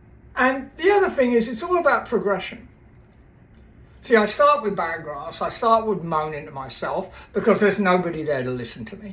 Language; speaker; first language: English; native; English